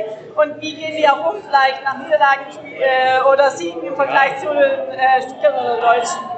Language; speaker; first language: German; native; German